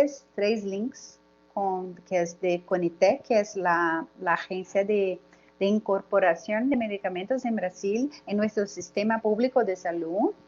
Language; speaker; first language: Spanish; non-native, learner; Portuguese